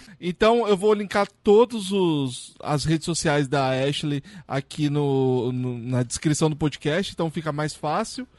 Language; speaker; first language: Portuguese; native; Portuguese